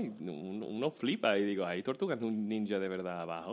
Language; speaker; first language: Spanish; non-native, fluent; English